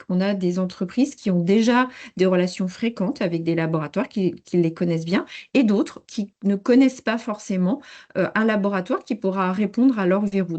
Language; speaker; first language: French; native; French